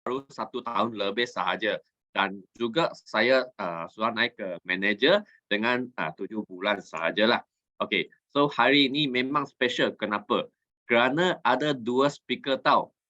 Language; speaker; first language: Malay; native; Malay